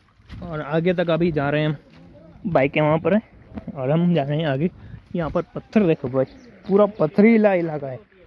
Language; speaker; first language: Hindi; non-native, local second language; Gujarati